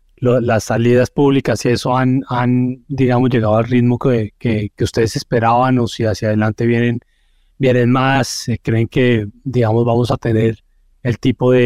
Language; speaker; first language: Spanish; native; Spanish